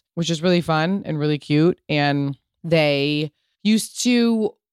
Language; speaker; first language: English; early bilingual, other home language; Italian